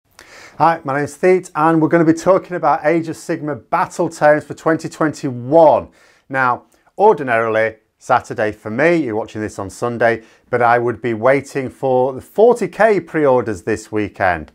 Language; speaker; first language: English; native; English